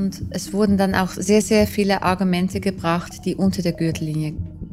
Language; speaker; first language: German; native; German